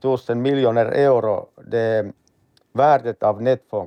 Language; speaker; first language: Swedish; non-native, learner; Finnish